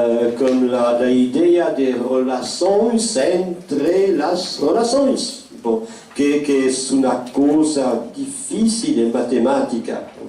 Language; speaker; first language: Spanish; non-native, fluent; French